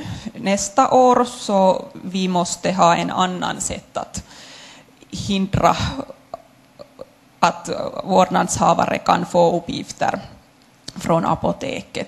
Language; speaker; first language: Swedish; non-native, local second language; Finnish